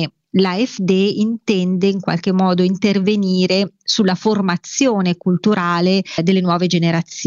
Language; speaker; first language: Italian; native; Italian